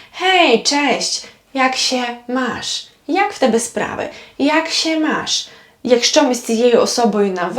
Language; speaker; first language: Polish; non-native, fluent; Ukrainian